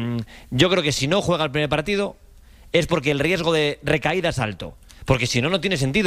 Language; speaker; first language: Spanish; native; Spanish